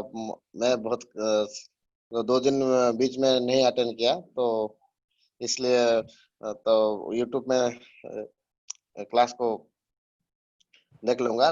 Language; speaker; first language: Hindi; non-native, local second language; Odia